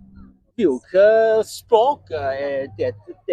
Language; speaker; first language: Norwegian; non-native, learner; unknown